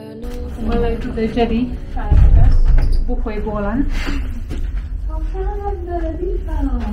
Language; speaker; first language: Chinese; non-native, fluent; Polish